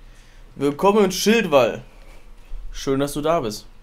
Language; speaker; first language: German; native; German